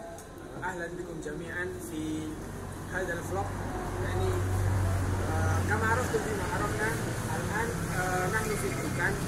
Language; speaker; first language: Arabic; non-native, learner; Indonesian